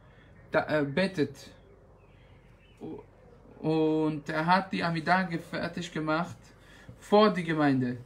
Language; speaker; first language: German; non-native, fluent; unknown